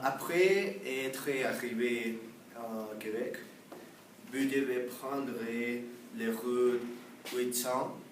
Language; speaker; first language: French; non-native, learner; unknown